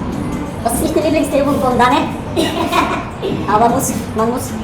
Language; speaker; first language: German; non-native, learner; Bulgarian